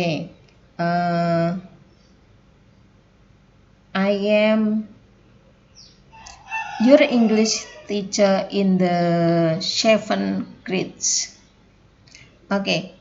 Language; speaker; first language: English; non-native, fluent; Indonesian